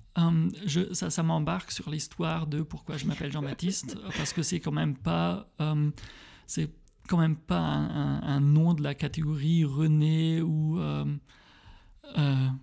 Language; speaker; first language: French; early bilingual, heritage; French